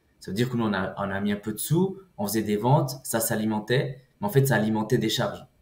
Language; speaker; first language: French; early bilingual, other home language; Portuguese